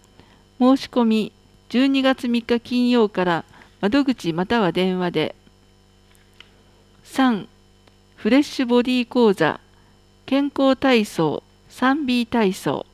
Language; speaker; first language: Japanese; native; Japanese